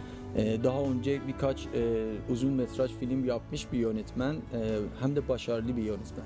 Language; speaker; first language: Turkish; non-native, fluent; Persian